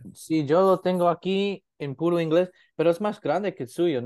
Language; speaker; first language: Spanish; non-native, learner; English